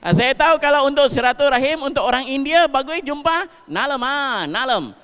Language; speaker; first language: Malay; non-native, local second language; Min Nan Chinese